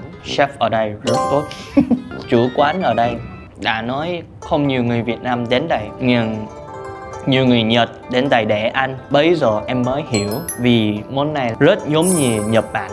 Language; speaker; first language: Vietnamese; non-native, fluent; Korean